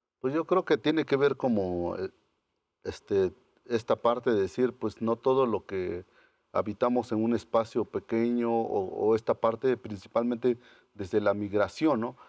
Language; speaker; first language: Spanish; non-native, local second language; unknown